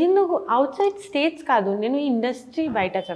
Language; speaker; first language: Telugu; non-native, fluent; Bangla